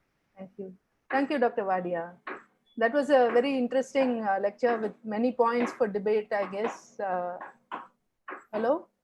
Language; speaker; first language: English; non-native, local second language; Tamil